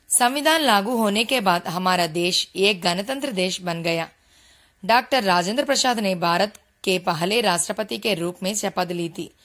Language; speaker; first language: Hindi; non-native, local second language; Telugu